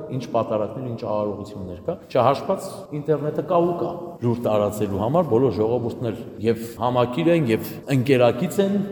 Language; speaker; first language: Armenian; native; Armenian